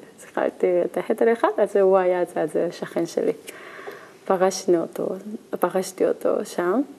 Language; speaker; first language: Hebrew; non-native, learner; Korean